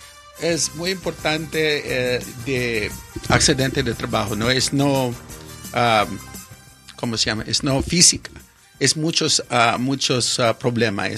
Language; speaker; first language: Spanish; non-native, learner; English